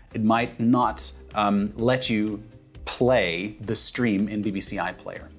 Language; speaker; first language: English; non-native, fluent; German